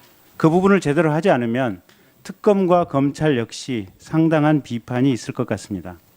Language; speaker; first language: Korean; native; Korean